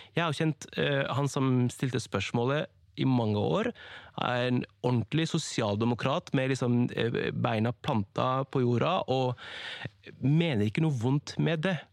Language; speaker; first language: Norwegian; early bilingual, other home language; Kurdish